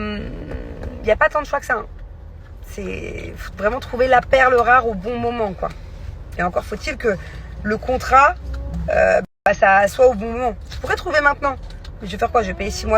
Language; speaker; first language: French; native; French